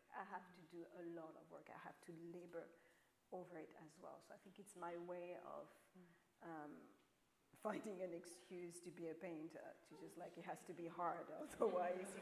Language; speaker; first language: English; non-native, fluent; French